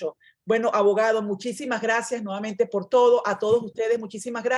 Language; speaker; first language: Spanish; native; Spanish